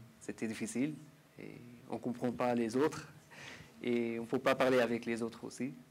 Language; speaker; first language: French; non-native, learner; Arabic